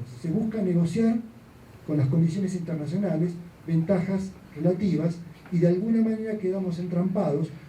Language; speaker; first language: Spanish; native; Spanish